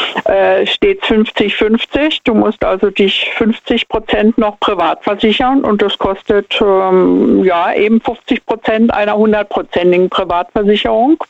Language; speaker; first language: German; native; German